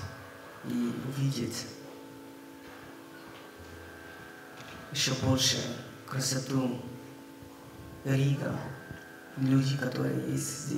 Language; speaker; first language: Russian; non-native, learner; Hindi